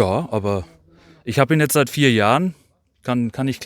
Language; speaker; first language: German; native; German